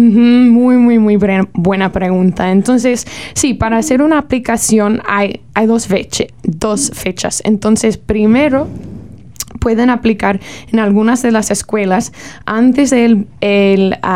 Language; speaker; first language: Spanish; non-native, learner; English